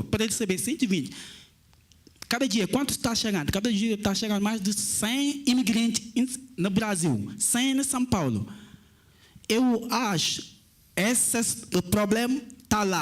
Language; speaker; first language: Portuguese; non-native, learner; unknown